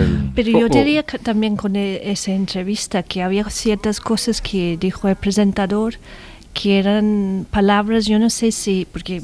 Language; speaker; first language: Spanish; non-native, fluent; English